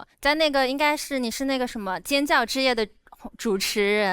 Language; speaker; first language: Chinese; native; Chinese